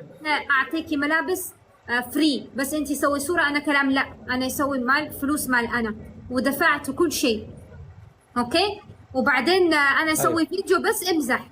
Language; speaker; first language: Arabic; non-native, learner; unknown